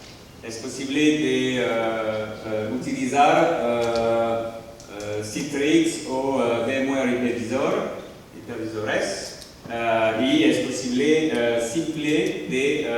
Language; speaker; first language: Spanish; non-native, learner; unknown